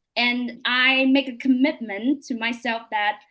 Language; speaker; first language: English; non-native, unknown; Vietnamese